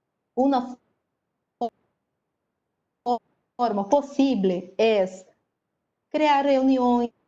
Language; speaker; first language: Spanish; non-native, learner; Portuguese